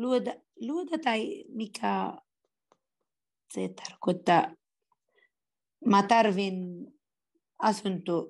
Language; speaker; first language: Finnish; non-native, learner; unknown